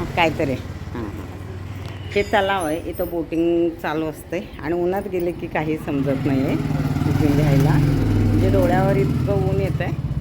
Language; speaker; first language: Marathi; non-native, local second language; Kannada